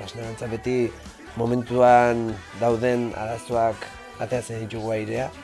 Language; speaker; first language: Basque; native; Basque